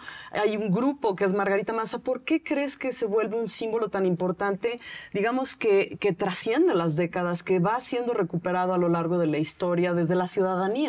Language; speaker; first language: Spanish; native; Spanish